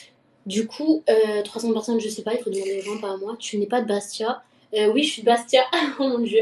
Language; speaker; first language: French; native; French